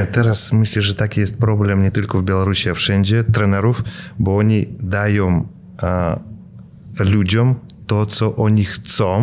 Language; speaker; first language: Polish; non-native, fluent; Russian